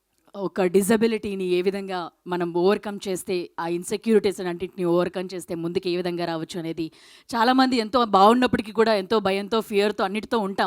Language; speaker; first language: Telugu; native; Telugu